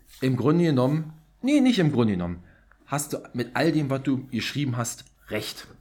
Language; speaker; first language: German; native; German